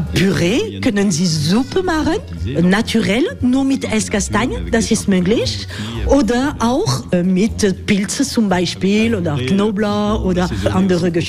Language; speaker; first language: German; non-native, learner; French